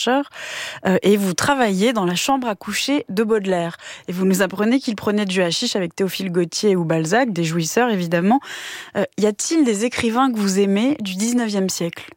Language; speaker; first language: French; native; French